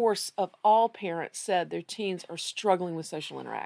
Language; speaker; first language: English; native; English